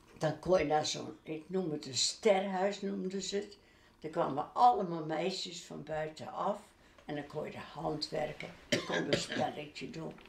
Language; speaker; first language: Dutch; non-native, local second language; Western Frisian